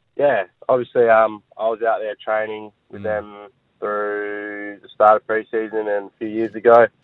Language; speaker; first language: English; native; English